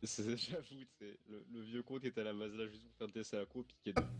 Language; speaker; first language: French; native; French